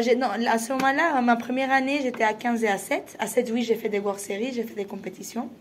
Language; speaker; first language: French; non-native, fluent; Spanish